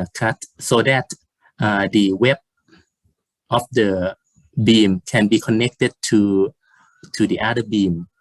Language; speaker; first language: English; non-native, fluent; Thai